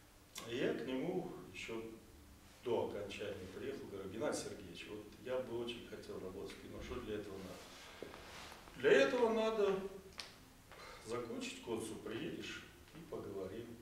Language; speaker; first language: Russian; native; Russian